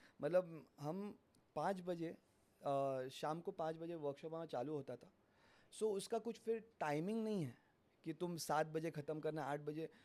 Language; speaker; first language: Hindi; non-native, local second language; Marathi